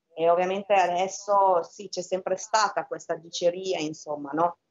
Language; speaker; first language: Italian; early bilingual, other home language; Albanian